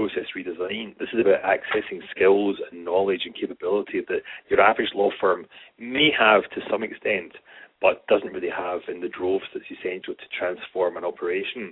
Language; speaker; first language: English; native; English